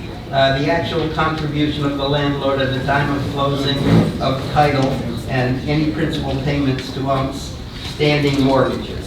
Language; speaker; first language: English; native; English